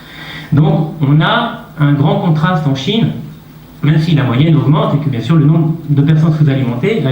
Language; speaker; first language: French; native; French